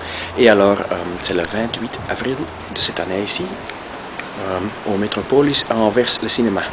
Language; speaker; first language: French; non-native, local second language; Dutch